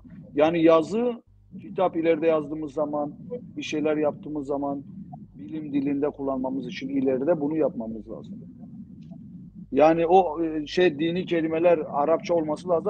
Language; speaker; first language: Turkish; non-native, local second language; Zaza